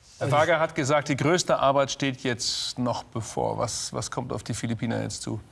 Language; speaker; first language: German; native; German